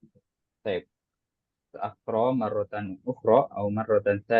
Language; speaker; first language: Arabic; non-native, fluent; Indonesian